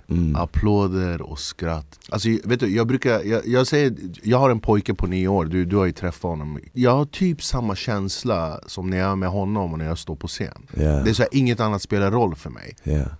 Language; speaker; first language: Swedish; early bilingual, other home language; Kurdish